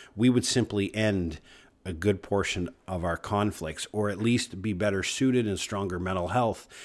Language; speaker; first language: English; native; English